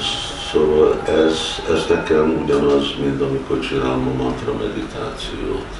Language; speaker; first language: Hungarian; early bilingual, heritage; Hungarian